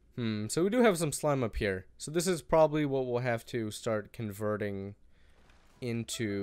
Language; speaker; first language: English; native; English